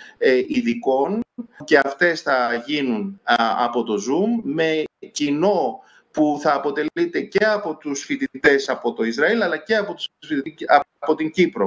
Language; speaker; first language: Greek; native; Greek